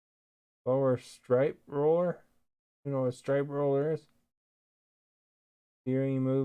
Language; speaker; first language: English; native; English